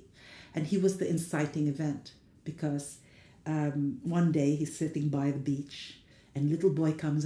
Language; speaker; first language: English; non-native, local second language; Filipino